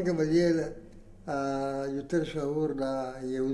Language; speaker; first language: Hebrew; non-native, fluent; Italian